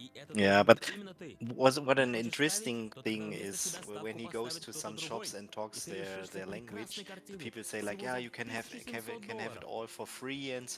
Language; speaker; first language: English; non-native, fluent; German